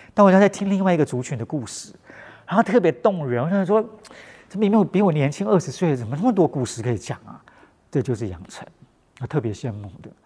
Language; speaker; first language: Chinese; non-native, local second language; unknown